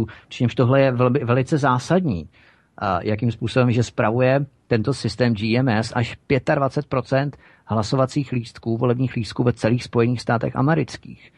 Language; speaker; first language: Czech; native; Czech